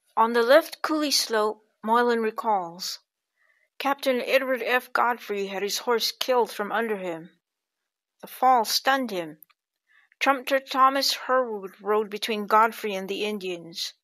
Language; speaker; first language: English; native; English